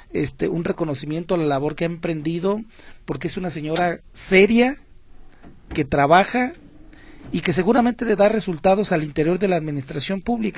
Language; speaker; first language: Spanish; native; Spanish